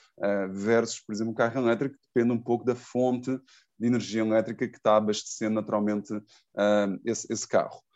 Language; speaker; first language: Portuguese; native; Portuguese